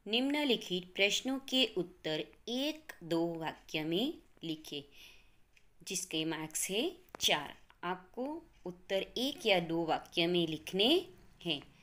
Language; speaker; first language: Hindi; non-native, local second language; Gujarati